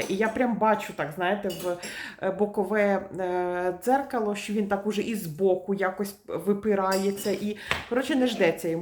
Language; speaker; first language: Ukrainian; native; Ukrainian